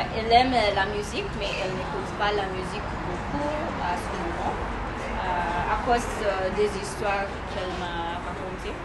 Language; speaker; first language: French; non-native, learner; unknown